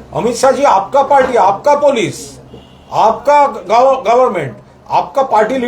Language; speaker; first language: Hindi; non-native, local second language; Bangla